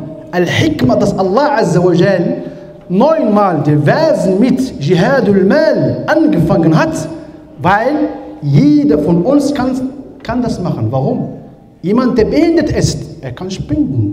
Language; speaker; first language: German; non-native, learner; Arabic